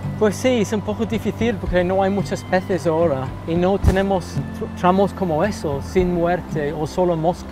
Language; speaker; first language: Spanish; non-native, learner; English